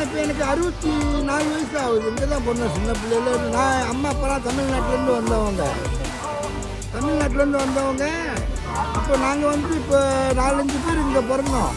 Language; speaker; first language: Tamil; native; Tamil